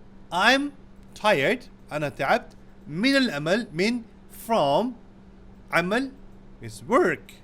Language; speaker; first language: Arabic; non-native, fluent; Urdu